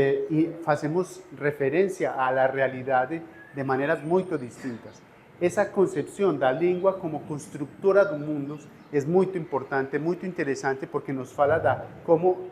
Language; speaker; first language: Portuguese; non-native, fluent; Spanish